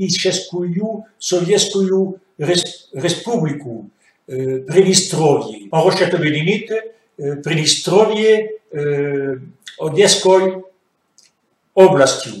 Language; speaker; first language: Russian; non-native, fluent; French